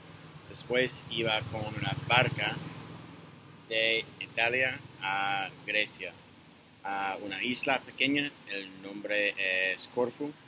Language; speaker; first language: Spanish; non-native, learner; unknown